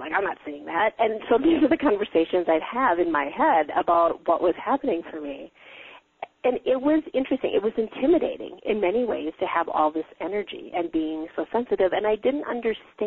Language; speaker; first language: English; native; English